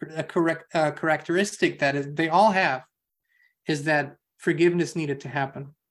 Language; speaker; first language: English; non-native, fluent; German